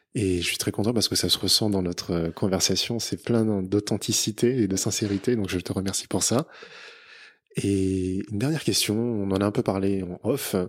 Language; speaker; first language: French; native; French